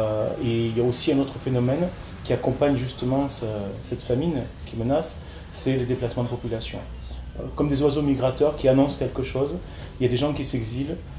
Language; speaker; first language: French; native; French